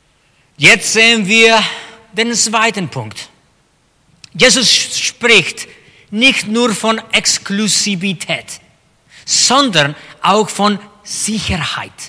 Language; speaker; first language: German; non-native, fluent; Spanish